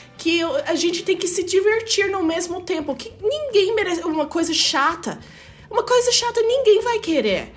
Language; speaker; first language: Portuguese; non-native, fluent; English